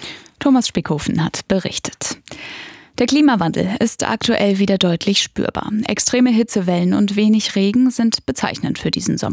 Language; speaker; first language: German; native; German